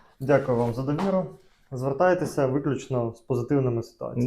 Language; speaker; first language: Ukrainian; native; Ukrainian